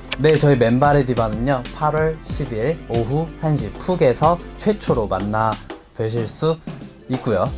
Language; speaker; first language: Korean; native; Korean